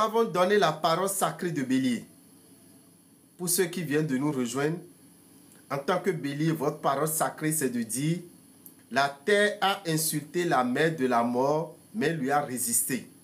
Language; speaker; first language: French; non-native, local second language; Fon